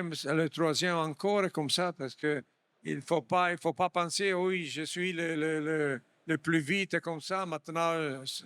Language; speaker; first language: French; non-native, fluent; Italian